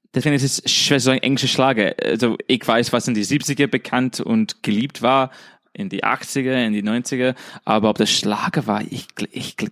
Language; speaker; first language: German; non-native, fluent; English